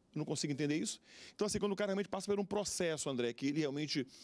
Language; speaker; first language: Portuguese; native; Portuguese